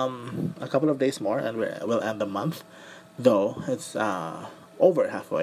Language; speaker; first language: English; non-native, local second language; Cebuano